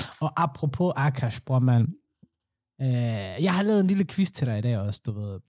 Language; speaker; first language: Danish; early bilingual, other home language; Somali